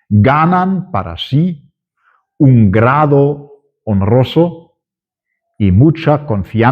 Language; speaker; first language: Spanish; non-native, fluent; German